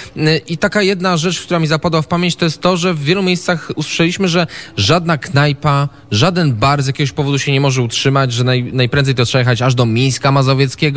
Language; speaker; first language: Polish; native; Polish